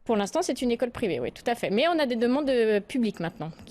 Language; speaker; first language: French; native; French